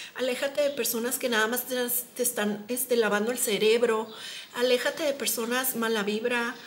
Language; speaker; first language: Spanish; native; Spanish